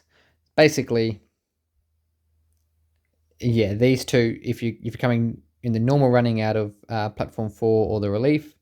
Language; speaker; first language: English; native; English